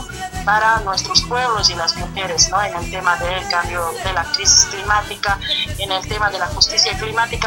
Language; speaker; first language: Spanish; native; Spanish